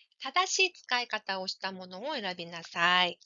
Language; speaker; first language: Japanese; non-native, fluent; Korean